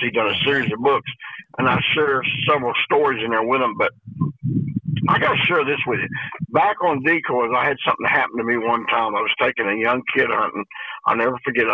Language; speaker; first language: English; native; English